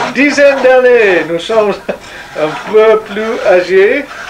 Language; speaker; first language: French; non-native, learner; English